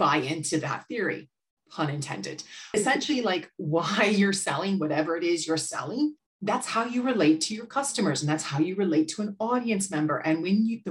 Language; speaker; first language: English; native; English